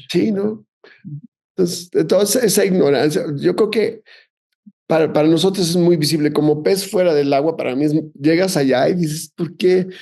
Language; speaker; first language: Spanish; native; Spanish